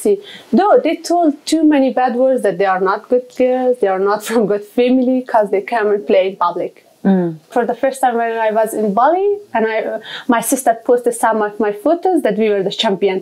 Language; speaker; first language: English; non-native, local second language; Persian